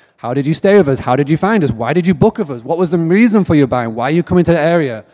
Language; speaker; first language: English; native; English